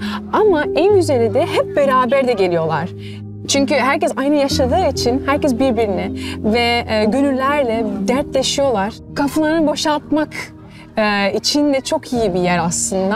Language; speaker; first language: Turkish; early bilingual, heritage; Turkish